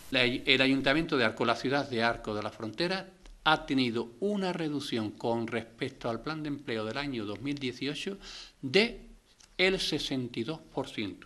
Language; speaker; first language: Spanish; native; Spanish